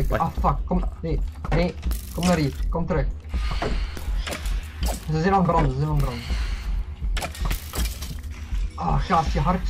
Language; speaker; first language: Dutch; native; Dutch